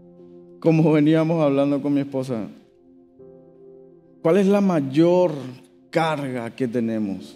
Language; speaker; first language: Spanish; native; Spanish